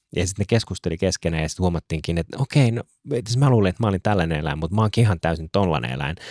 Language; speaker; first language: Finnish; native; Finnish